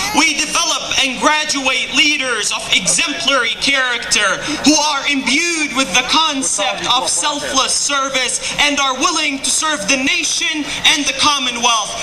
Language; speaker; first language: English; non-native, fluent; Arabic